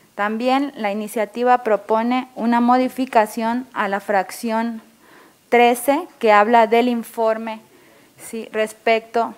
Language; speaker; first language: Spanish; native; Spanish